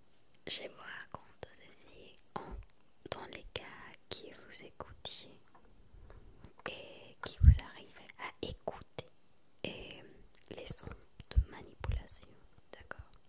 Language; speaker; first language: French; non-native, learner; Spanish